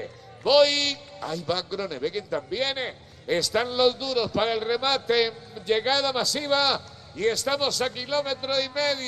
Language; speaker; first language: Spanish; native; Spanish